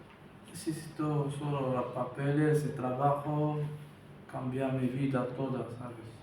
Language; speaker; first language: Spanish; non-native, learner; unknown